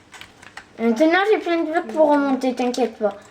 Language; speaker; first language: French; native; French